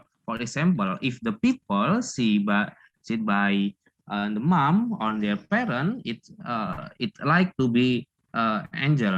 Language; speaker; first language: English; non-native, learner; Indonesian